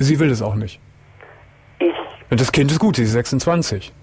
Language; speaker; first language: German; native; German